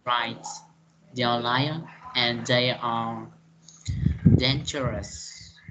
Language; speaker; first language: English; non-native, learner; Vietnamese